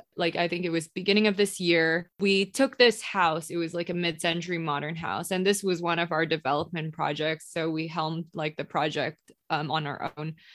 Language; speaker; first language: English; non-native, local second language; Indonesian